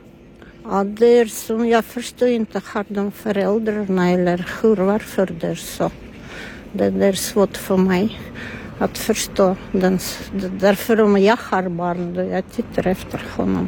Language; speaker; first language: Swedish; non-native, learner; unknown